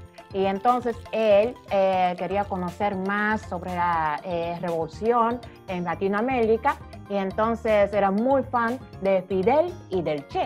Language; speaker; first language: Spanish; non-native, fluent; Japanese